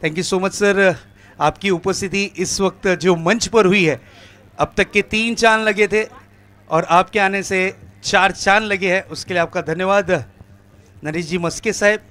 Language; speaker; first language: Hindi; non-native, local second language; Marathi